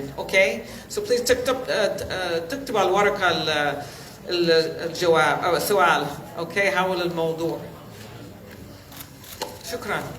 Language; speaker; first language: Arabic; early bilingual, heritage; Arabic